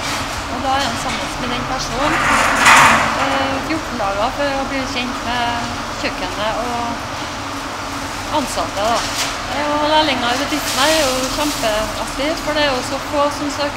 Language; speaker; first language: Norwegian; native; Norwegian